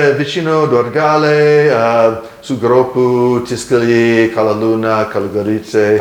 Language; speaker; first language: Italian; non-native, learner; English